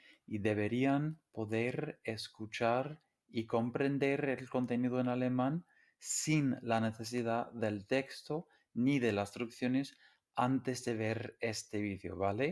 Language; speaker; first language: Spanish; non-native, fluent; English